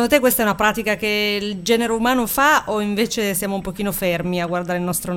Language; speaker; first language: Italian; native; Italian